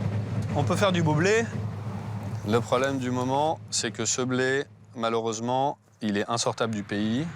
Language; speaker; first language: French; native; French